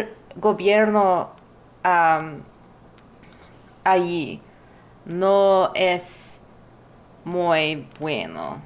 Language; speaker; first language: Spanish; non-native, learner; English